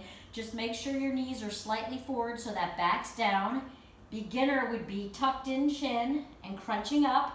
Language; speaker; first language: English; native; English